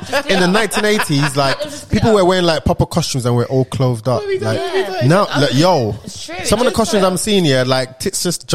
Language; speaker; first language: English; non-native, local second language; Yoruba